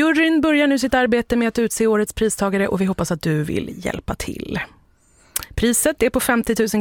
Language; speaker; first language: Swedish; native; Swedish